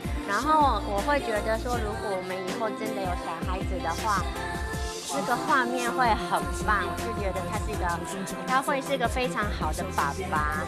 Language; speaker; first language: Chinese; non-native, fluent; Japanese